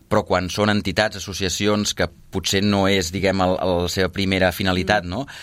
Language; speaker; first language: Catalan; native; Catalan